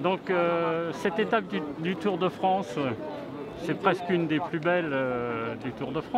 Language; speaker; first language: French; native; French